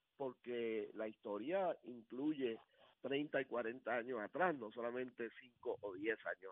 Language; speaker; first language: Spanish; native; Spanish